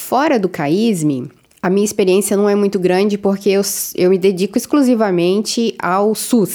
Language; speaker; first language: Portuguese; native; Portuguese